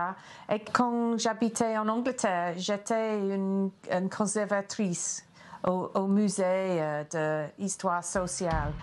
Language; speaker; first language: French; non-native, fluent; English